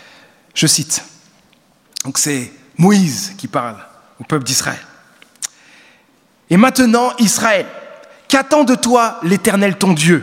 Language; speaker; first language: French; native; French